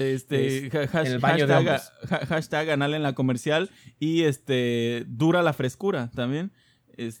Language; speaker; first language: Spanish; native; Spanish